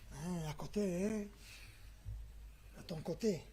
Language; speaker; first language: French; non-native, fluent; Spanish